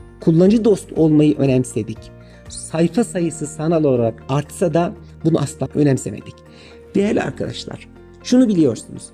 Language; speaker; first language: Turkish; native; Turkish